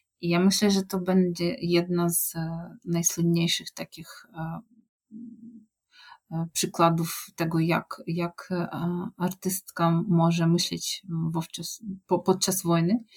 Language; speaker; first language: Polish; non-native, fluent; Ukrainian